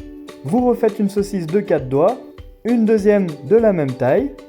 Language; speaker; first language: French; native; French